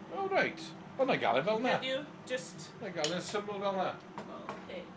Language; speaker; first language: Welsh; native; Welsh